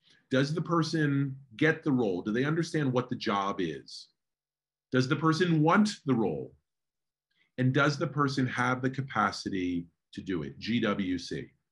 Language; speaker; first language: English; early bilingual, other home language; Spanish